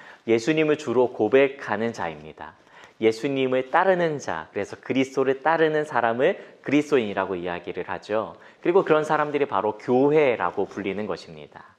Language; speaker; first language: Korean; native; Korean